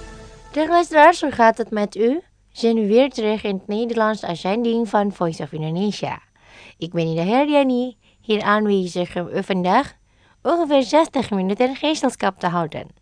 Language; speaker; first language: Dutch; non-native, fluent; Indonesian